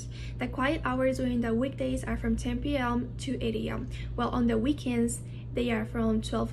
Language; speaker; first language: English; non-native, local second language; Spanish